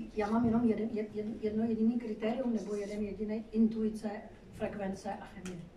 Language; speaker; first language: Czech; non-native, fluent; Hindi